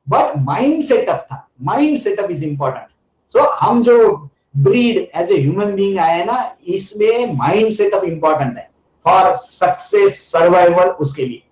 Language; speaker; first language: Hindi; non-native, local second language; Marathi